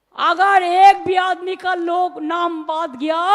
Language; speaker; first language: Hindi; non-native, local second language; Bangla